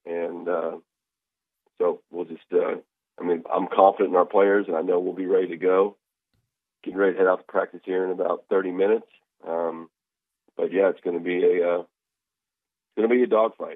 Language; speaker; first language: English; native; English